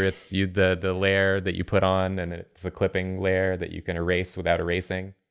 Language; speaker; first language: English; native; English